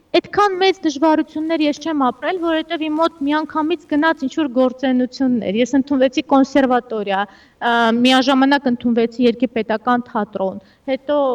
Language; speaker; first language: Armenian; early bilingual, heritage; Armenian